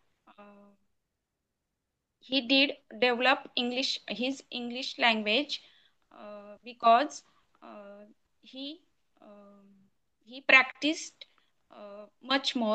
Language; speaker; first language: English; non-native, learner; Marathi